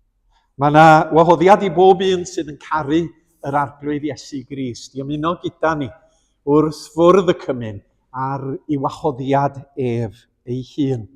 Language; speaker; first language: Welsh; native; Welsh